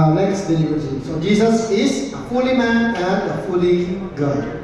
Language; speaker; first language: English; non-native, local second language; Filipino